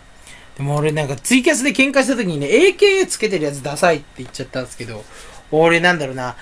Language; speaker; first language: Japanese; native; Japanese